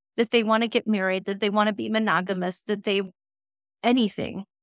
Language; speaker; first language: English; native; English